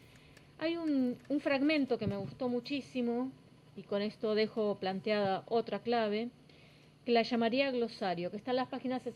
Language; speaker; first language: Spanish; native; Spanish